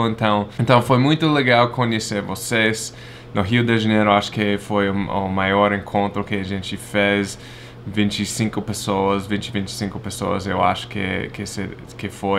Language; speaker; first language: Portuguese; non-native, fluent; English